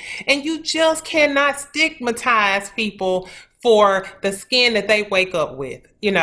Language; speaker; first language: English; native; English